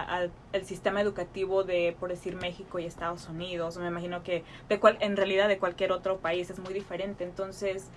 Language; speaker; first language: Spanish; early bilingual, heritage; Spanish